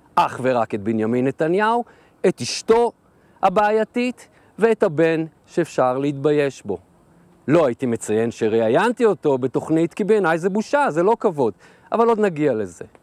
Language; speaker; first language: Hebrew; native; Hebrew